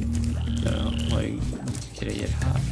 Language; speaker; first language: Swedish; native; Swedish